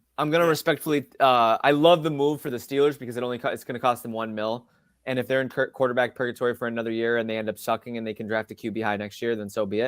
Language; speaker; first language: English; native; English